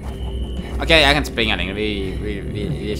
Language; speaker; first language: Swedish; native; Swedish